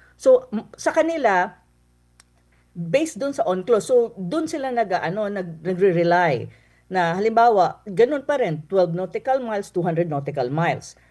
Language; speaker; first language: Filipino; non-native, local second language; Cebuano